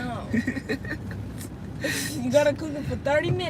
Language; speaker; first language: English; native; English